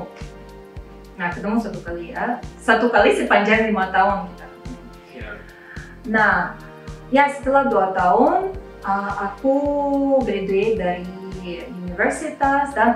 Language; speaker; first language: Indonesian; non-native, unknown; Russian